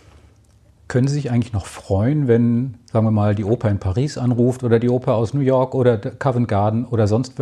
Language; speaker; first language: German; native; German